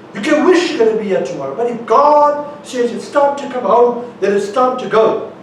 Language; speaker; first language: English; non-native, local second language; Afrikaans